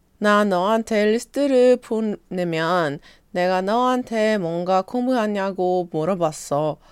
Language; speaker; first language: Korean; non-native, learner; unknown